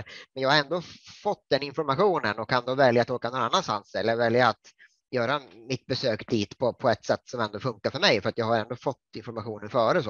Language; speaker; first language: Swedish; native; Swedish